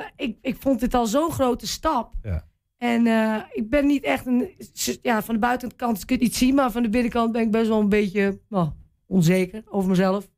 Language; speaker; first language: Dutch; native; Dutch